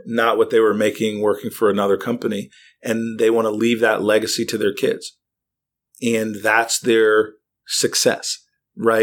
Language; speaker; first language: English; native; English